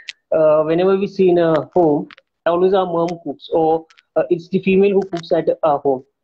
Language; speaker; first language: English; non-native, local second language; Marathi